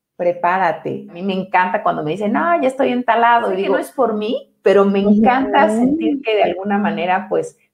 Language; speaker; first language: Spanish; native; Spanish